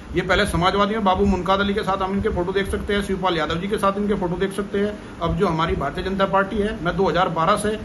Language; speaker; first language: Hindi; native; Hindi